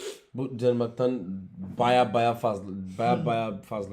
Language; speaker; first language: Turkish; non-native, learner; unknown